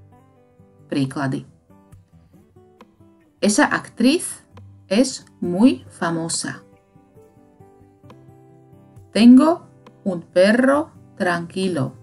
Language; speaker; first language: Spanish; non-native, fluent; Slovak